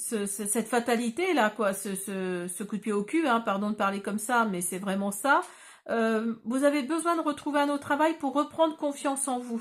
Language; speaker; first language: French; native; French